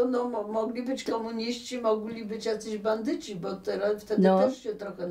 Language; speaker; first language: Polish; native; Polish